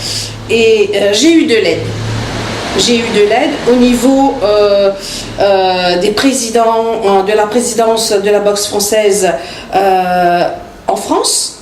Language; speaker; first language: French; non-native, local second language; Morisyen